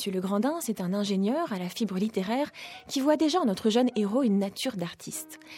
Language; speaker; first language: French; native; French